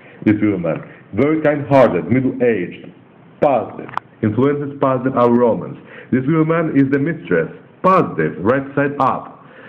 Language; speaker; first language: English; non-native, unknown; Greek